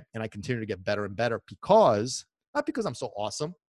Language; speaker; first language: English; non-native, fluent; Italian